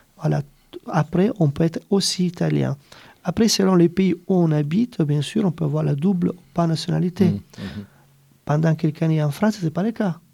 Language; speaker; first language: French; non-native, fluent; Italian